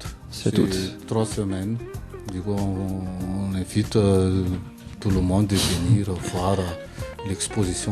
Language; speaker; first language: French; non-native, local second language; Malagasy